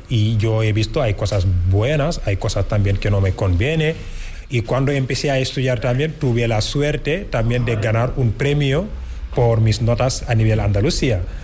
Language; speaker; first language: Spanish; non-native, fluent; Wolof